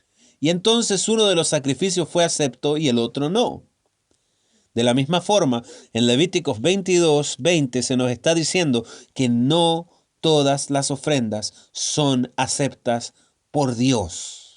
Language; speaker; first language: Spanish; native; Spanish